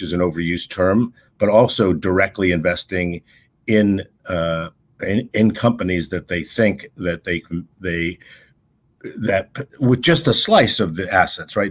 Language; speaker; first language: English; native; English